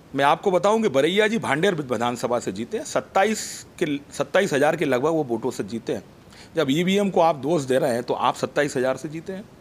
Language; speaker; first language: Hindi; native; Hindi